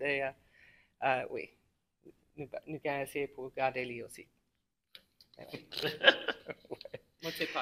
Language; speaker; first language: French; non-native, local second language; English